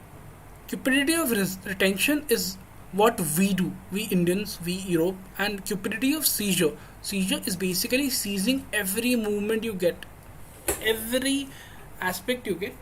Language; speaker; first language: English; non-native, local second language; Hindi